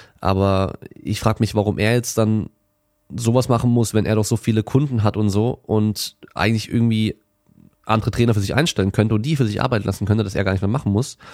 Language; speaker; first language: German; native; German